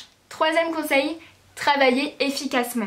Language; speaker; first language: French; native; French